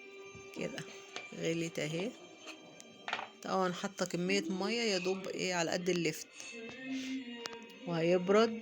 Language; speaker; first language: Arabic; native; Arabic